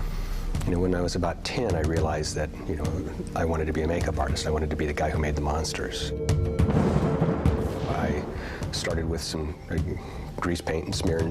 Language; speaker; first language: English; native; English